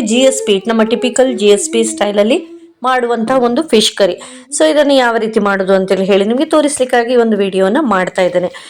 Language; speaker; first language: Kannada; non-native, local second language; Konkani